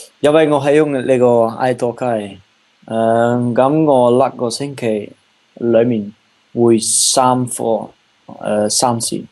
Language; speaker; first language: Cantonese; non-native, learner; Dutch